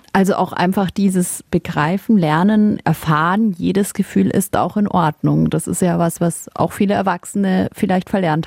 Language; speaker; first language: German; native; German